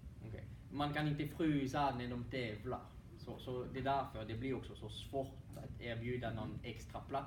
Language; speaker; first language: Swedish; non-native, fluent; French